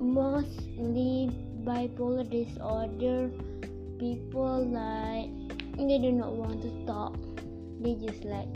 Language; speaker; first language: English; non-native, local second language; Malay